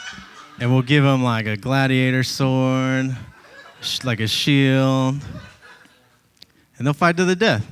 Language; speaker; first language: English; native; English